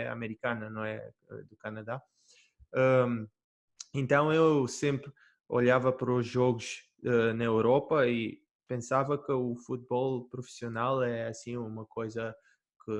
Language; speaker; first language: Portuguese; early bilingual, heritage; Portuguese